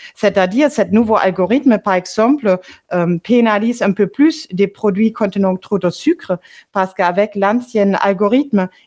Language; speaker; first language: French; non-native, fluent; German